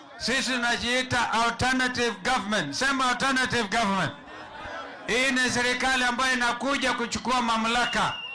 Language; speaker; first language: Swahili; non-native, local second language; Kamba